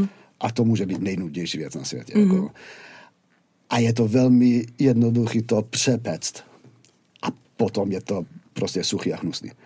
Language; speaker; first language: Czech; non-native, fluent; English